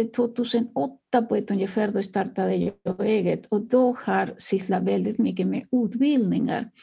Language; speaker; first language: Swedish; non-native, fluent; Spanish